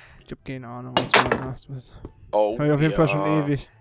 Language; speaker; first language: German; native; German